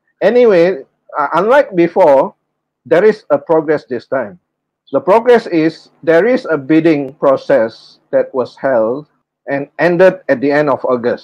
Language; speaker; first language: English; non-native, local second language; Malay